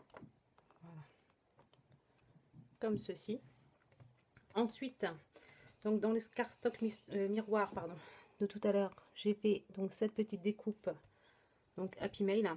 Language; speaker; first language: French; native; French